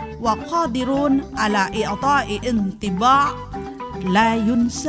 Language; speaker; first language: Arabic; non-native, fluent; Indonesian